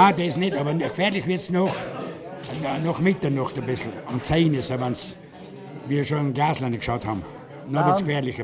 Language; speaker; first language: German; native; German